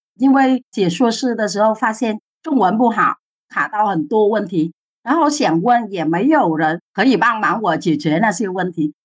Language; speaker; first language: Chinese; non-native, fluent; Vietnamese